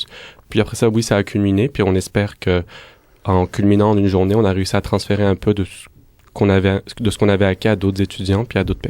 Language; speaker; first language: French; native; French